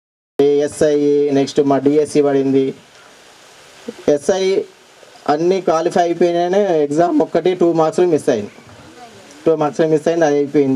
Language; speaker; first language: Telugu; native; Telugu